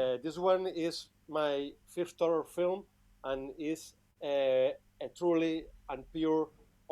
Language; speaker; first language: English; non-native, fluent; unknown